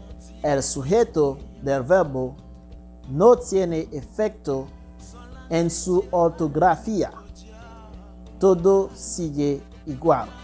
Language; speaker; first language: Spanish; non-native, fluent; Haitian Creole